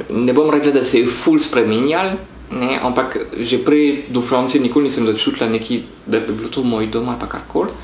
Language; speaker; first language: Slovenian; non-native, fluent; French